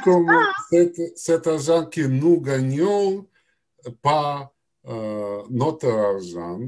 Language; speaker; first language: French; non-native, learner; Russian